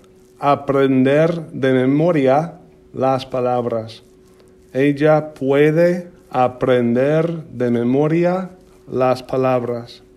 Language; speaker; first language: Spanish; non-native, fluent; English